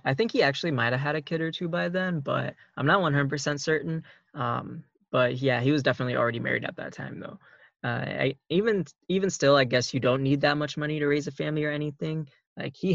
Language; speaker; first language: English; native; English